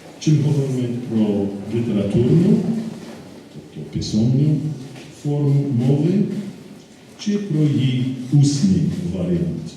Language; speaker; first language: Ukrainian; non-native, fluent; English